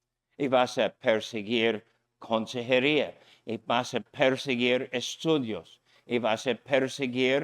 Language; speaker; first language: Spanish; non-native, fluent; English